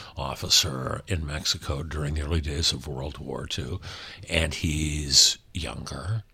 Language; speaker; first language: English; native; English